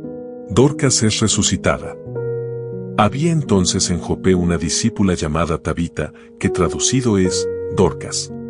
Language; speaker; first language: Spanish; native; Spanish